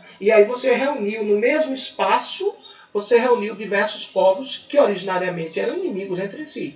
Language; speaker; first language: Portuguese; native; Portuguese